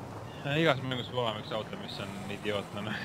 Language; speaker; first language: Estonian; native; Estonian